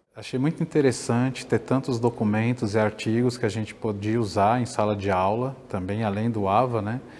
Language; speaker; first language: Portuguese; native; Portuguese